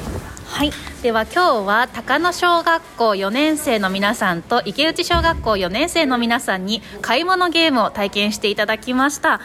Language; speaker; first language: Japanese; native; Japanese